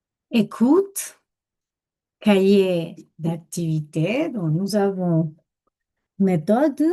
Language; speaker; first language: French; non-native, fluent; Spanish